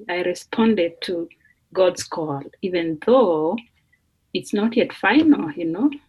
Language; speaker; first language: English; non-native, local second language; Luyia